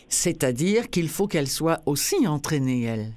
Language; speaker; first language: French; native; French